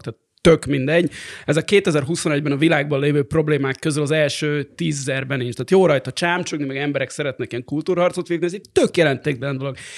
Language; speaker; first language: Hungarian; native; Hungarian